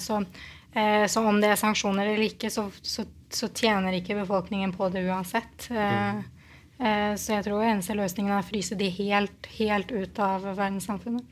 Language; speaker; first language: Norwegian; early bilingual, other home language; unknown